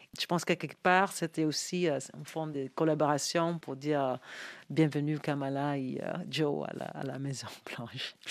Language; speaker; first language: French; non-native, fluent; English